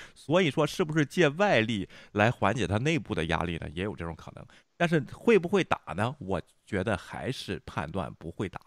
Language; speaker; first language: Chinese; native; Chinese